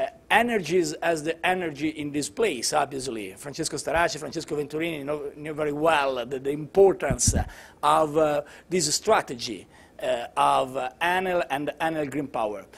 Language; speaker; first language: English; non-native, learner; Italian